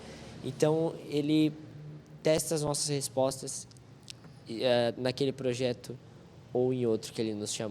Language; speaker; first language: Portuguese; native; Portuguese